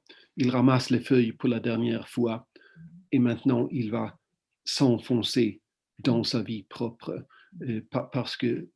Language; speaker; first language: French; non-native, fluent; Swedish